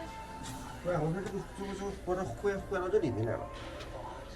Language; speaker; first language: Chinese; native; Chinese